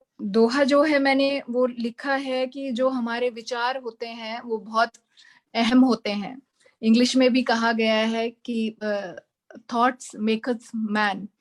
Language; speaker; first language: Hindi; native; Hindi